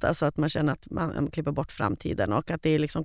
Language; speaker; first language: Swedish; native; Swedish